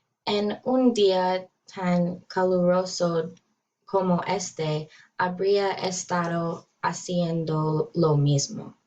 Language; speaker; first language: Spanish; non-native, learner; English